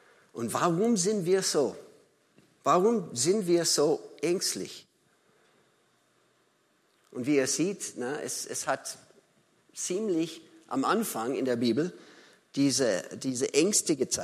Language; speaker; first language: German; non-native, fluent; English